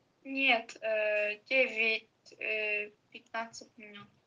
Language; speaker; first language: Russian; non-native, learner; Azerbaijani